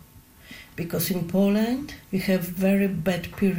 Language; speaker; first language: English; non-native, learner; Polish